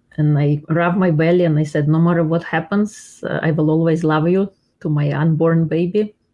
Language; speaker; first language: English; non-native, fluent; Russian